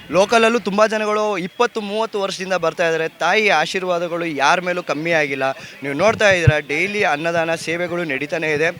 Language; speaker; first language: Kannada; native; Kannada